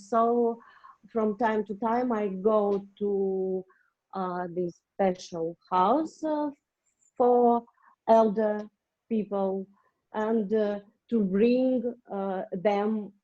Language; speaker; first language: English; non-native, learner; Russian